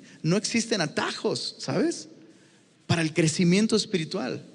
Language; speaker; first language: Spanish; native; Spanish